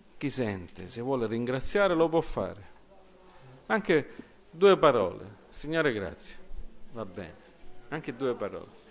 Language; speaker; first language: Italian; early bilingual, heritage; English